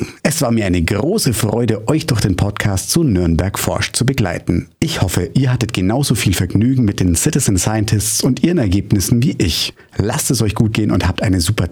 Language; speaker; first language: German; native; German